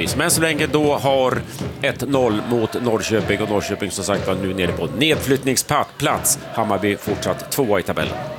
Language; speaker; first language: Swedish; native; Swedish